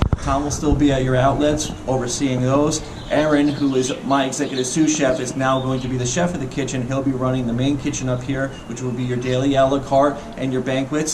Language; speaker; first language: English; native; English